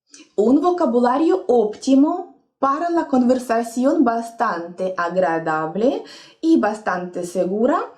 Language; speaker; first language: Spanish; non-native, fluent; Russian